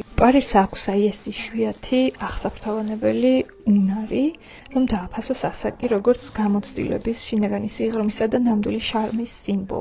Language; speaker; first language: Georgian; native; Georgian